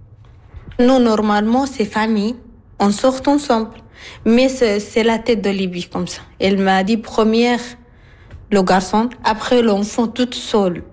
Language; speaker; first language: French; non-native, learner; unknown